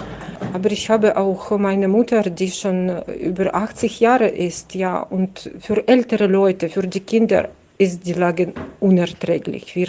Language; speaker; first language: German; non-native, fluent; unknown